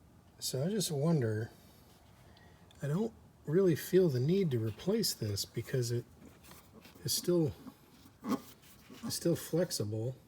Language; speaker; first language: English; native; English